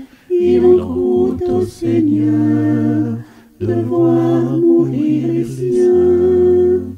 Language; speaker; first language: French; non-native, local second language; Réunion Creole French